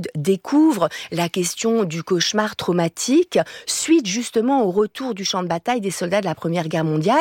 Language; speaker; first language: French; native; French